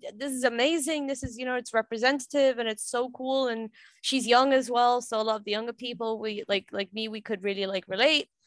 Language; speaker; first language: English; native; English